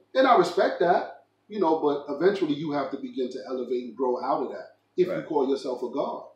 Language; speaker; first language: English; native; English